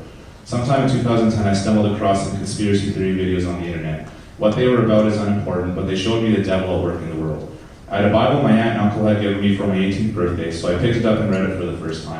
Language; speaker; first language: English; native; English